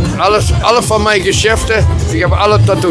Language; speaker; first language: German; non-native, learner; Dutch